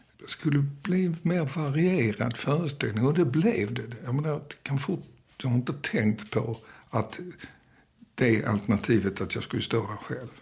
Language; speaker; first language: Swedish; early bilingual, other home language; Danish